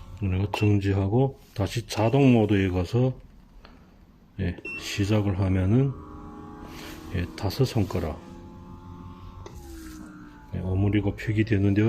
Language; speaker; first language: Korean; native; Korean